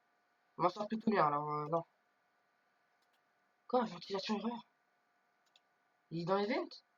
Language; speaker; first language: French; native; French